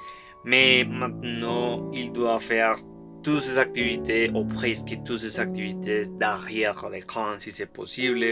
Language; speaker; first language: French; non-native, learner; Spanish